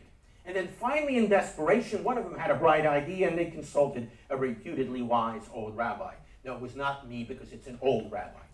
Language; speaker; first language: English; native; English